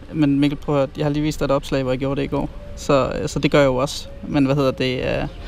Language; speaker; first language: Danish; native; Danish